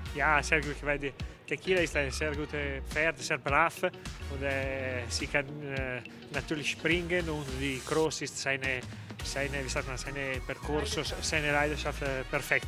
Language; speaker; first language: German; non-native, learner; Italian